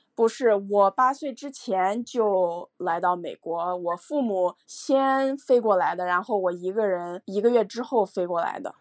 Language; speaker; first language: Chinese; early bilingual, heritage; Chinese